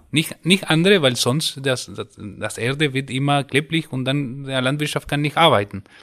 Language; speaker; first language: German; non-native, fluent; Spanish